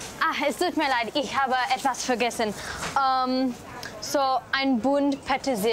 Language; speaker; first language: German; non-native, learner; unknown